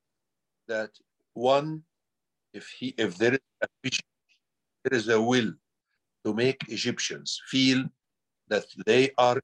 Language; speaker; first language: English; non-native, fluent; Arabic